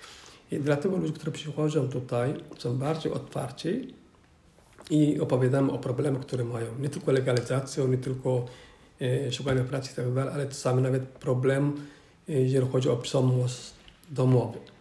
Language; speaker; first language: Polish; non-native, fluent; Somali